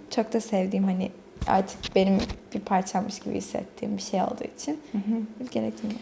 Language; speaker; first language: Turkish; early bilingual, other home language; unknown